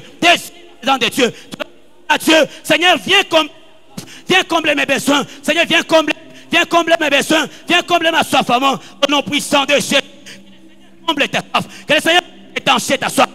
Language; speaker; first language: French; non-native, local second language; Lingala